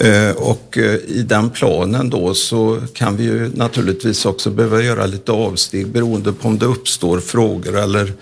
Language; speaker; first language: Swedish; native; Swedish